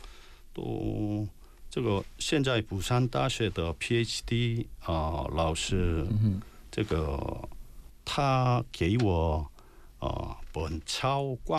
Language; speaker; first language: Chinese; non-native, learner; Korean